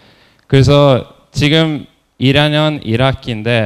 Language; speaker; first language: Korean; non-native, fluent; Norwegian